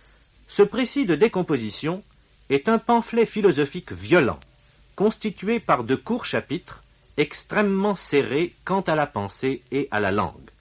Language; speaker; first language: French; native; French